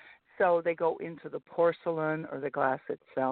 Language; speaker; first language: English; native; English